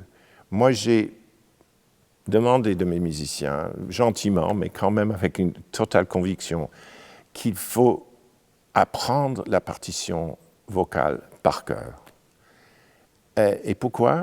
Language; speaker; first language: French; non-native, fluent; English